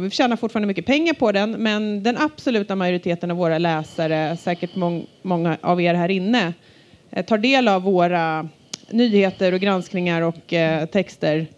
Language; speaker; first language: Swedish; native; Swedish